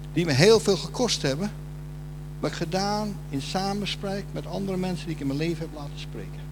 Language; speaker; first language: Dutch; non-native, fluent; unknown